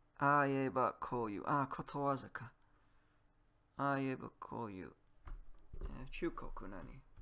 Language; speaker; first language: Japanese; non-native, learner; Polish